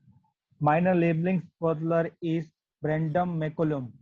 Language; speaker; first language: German; non-native, learner; Gujarati